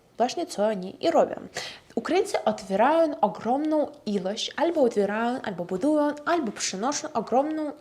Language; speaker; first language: Polish; non-native, fluent; Ukrainian